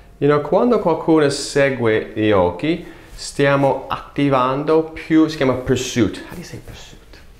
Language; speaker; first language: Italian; non-native, fluent; English